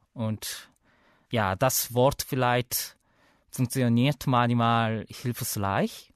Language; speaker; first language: German; non-native, learner; Korean